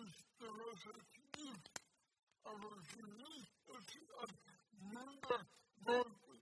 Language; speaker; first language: German; non-native, learner; Russian